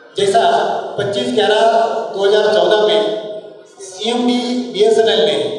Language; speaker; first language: Hindi; non-native, local second language; Marathi